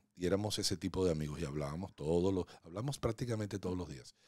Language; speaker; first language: Spanish; non-native, local second language; Hungarian